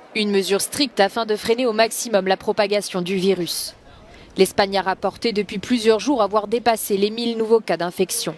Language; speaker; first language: French; native; French